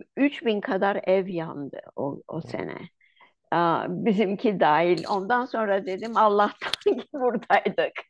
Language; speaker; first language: Turkish; non-native, local second language; Ladino